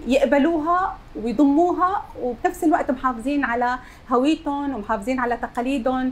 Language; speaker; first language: Arabic; native; Arabic